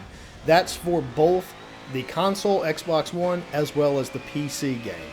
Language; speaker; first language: English; native; English